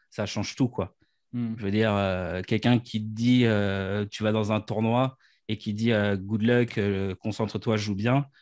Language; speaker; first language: French; native; French